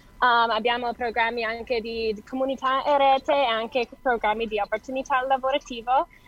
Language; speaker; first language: Italian; non-native, fluent; English